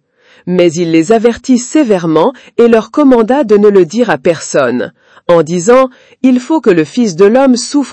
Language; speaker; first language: French; native; French